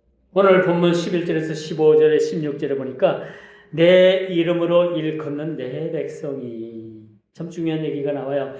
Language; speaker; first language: Korean; native; Korean